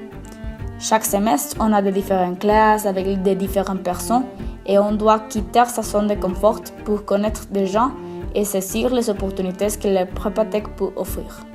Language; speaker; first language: French; non-native, fluent; Spanish